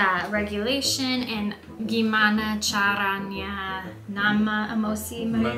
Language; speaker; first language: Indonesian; non-native, learner; English